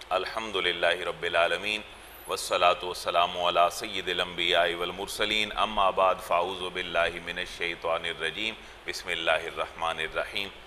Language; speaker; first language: Urdu; non-native, local second language; Punjabi